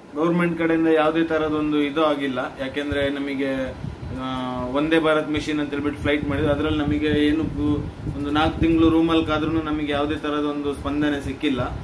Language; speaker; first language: Kannada; native; Kannada